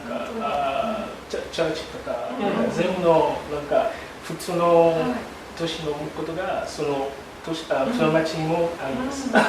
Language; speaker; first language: Japanese; non-native, learner; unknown